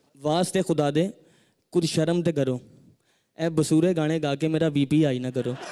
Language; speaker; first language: Urdu; non-native, local second language; Punjabi